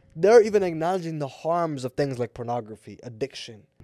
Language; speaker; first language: English; native; English